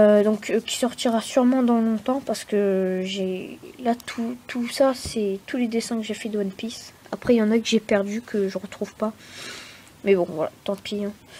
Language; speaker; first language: French; native; French